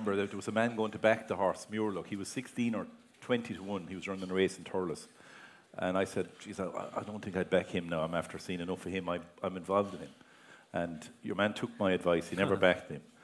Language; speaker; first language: English; native; English